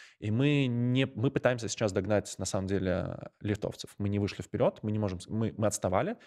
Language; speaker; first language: Russian; non-native, local second language; Latvian